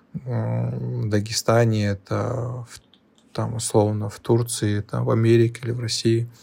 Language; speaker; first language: Russian; non-native, local second language; Lezghian